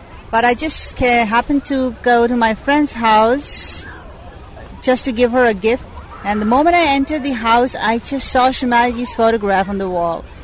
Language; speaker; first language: English; non-native, local second language; Hindi